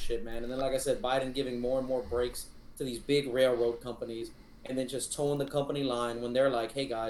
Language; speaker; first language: English; native; English